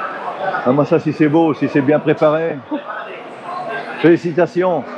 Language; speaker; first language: French; native; French